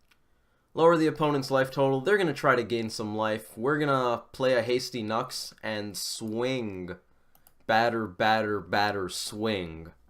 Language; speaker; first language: English; native; English